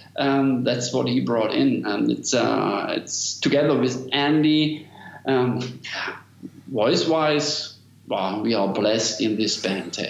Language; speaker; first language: English; non-native, fluent; German